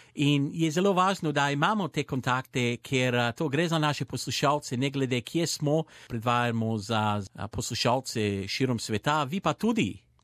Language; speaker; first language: Slovenian; early bilingual, heritage; Slovenian